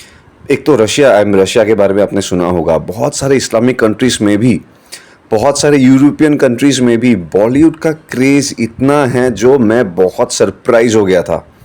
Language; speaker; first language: Hindi; non-native, local second language; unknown